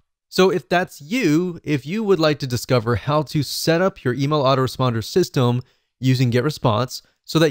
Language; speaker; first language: English; native; English